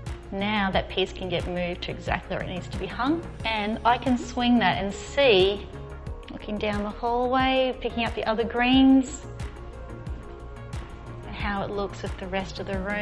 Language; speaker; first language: English; native; English